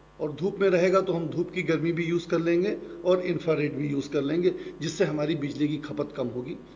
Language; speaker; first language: Hindi; native; Hindi